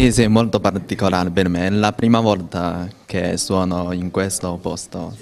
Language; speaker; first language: Italian; non-native, fluent; Chinese